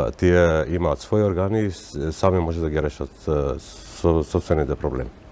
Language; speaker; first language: Macedonian; non-native, local second language; Albanian